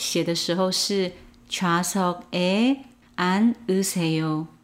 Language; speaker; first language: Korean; non-native, fluent; Chinese